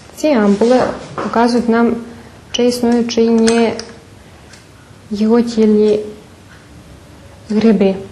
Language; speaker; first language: Ukrainian; early bilingual, heritage; Ukrainian